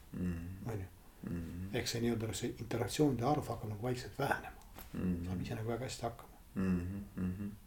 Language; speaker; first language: Estonian; non-native, local second language; Russian